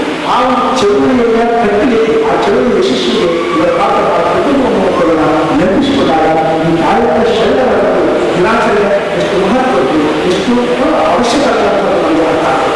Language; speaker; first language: Kannada; native; Kannada